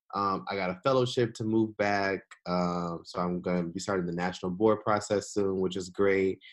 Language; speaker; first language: English; native; English